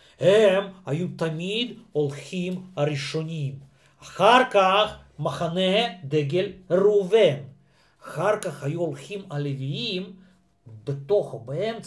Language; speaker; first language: Hebrew; non-native, fluent; Russian